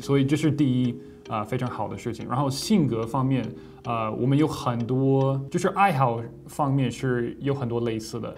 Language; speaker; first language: Chinese; non-native, fluent; English